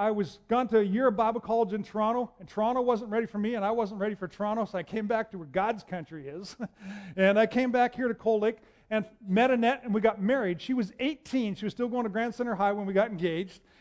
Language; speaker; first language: English; native; English